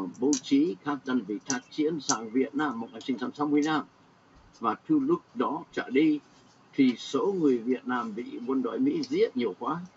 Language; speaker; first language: Vietnamese; non-native, fluent; English